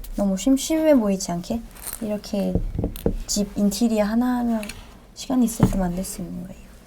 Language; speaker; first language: Korean; non-native, fluent; Thai